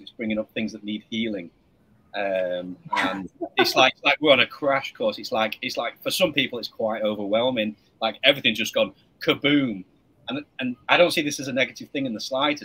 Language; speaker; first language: English; native; English